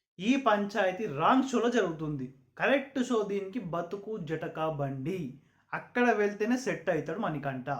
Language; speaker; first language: Telugu; non-native, local second language; Urdu